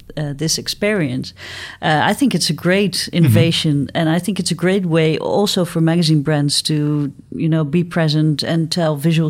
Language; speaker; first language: English; non-native, fluent; Dutch